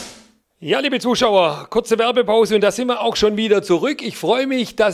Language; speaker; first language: German; native; German